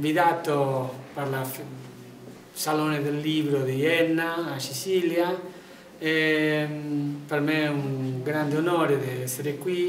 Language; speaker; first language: Italian; non-native, learner; Spanish